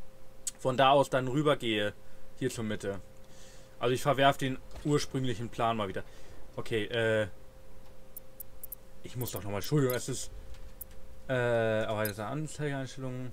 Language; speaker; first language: German; native; German